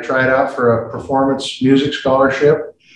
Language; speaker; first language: English; native; English